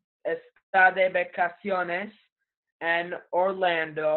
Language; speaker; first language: Spanish; non-native, learner; English